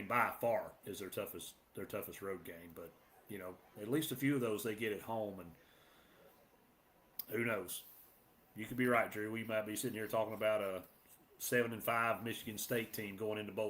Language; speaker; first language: English; native; English